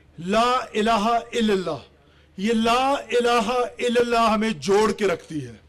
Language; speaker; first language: Urdu; non-native, local second language; Baluchi